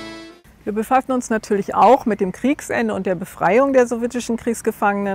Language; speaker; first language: German; native; German